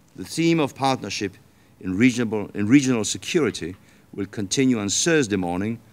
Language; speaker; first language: English; non-native, fluent; Danish